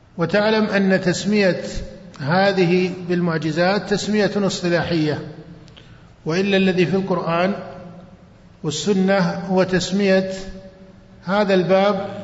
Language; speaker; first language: Arabic; native; Arabic